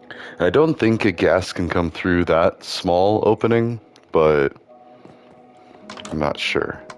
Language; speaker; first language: English; native; English